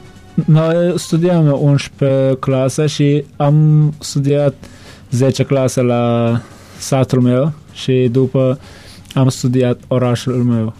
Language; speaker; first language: Romanian; non-native, learner; Turkmen